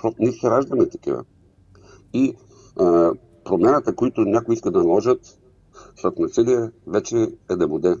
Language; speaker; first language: Bulgarian; non-native, local second language; Turkish